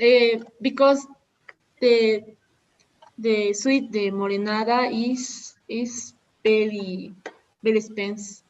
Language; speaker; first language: English; non-native, learner; Spanish